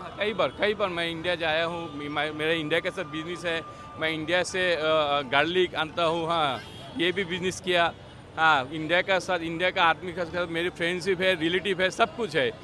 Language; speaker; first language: Hindi; non-native, fluent; Bangla